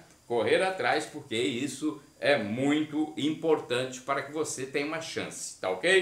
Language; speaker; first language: Portuguese; native; Portuguese